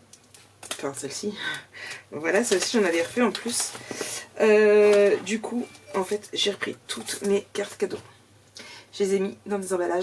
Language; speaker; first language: French; native; French